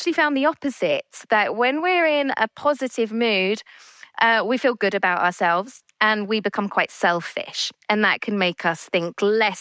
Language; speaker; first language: English; native; English